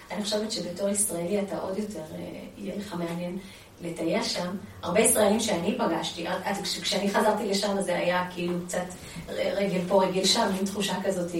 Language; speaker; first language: Hebrew; early bilingual, other home language; Amharic